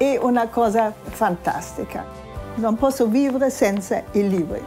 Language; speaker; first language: Italian; non-native, fluent; German